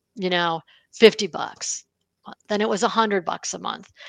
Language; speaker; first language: English; native; English